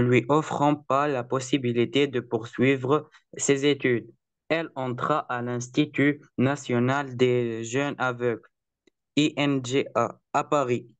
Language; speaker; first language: French; non-native, learner; Arabic